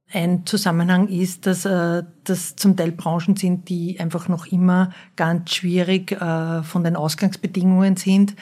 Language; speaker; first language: German; native; German